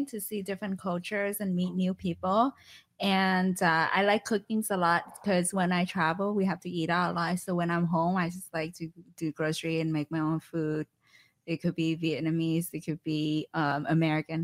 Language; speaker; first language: English; non-native, fluent; Vietnamese